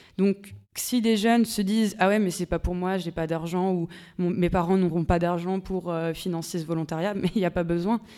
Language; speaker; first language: French; native; French